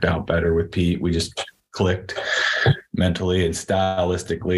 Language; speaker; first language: English; native; English